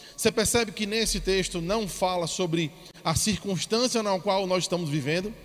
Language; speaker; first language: Portuguese; non-native, fluent; English